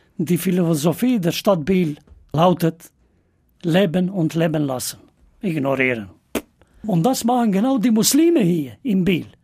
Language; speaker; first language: German; non-native, fluent; Albanian